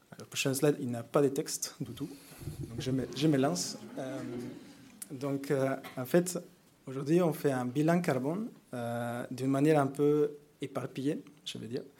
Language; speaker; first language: French; non-native, fluent; Spanish